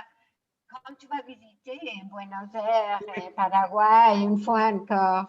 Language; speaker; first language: French; non-native, fluent; Spanish